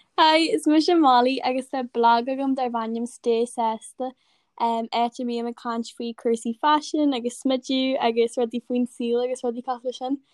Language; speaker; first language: Irish; native; Irish